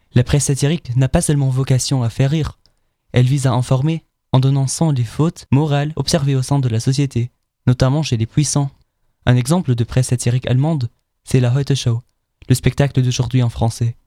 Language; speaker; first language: French; non-native, fluent; German